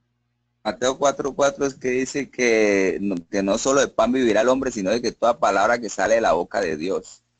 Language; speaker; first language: Spanish; native; Spanish